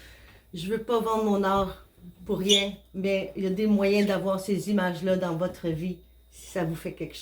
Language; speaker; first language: French; non-native, fluent; Spanish